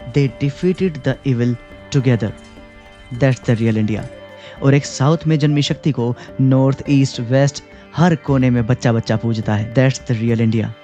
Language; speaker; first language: Hindi; native; Hindi